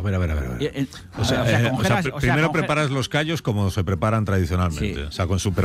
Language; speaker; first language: Spanish; native; Spanish